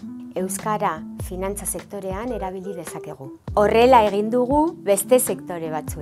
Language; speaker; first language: Basque; non-native, local second language; Spanish